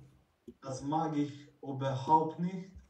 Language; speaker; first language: German; non-native, learner; Bosnian